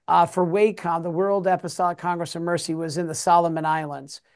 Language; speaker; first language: English; native; English